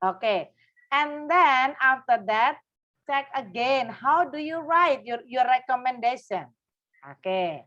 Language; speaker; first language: English; non-native, fluent; Indonesian